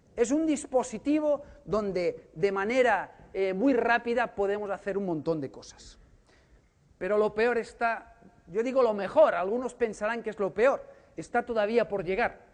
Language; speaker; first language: Spanish; native; Spanish